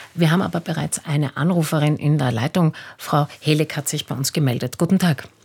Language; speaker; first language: German; native; German